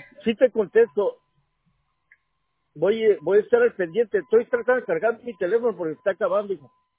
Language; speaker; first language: Spanish; native; Spanish